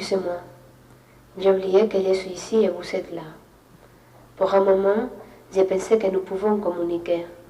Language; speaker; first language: French; non-native, fluent; Spanish